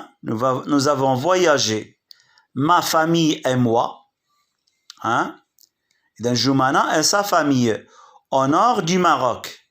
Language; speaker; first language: French; non-native, local second language; Arabic